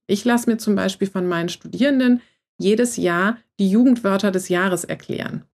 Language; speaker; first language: German; native; German